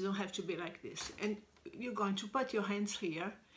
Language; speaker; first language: English; non-native, fluent; Portuguese